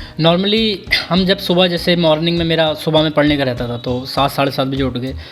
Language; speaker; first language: Hindi; native; Hindi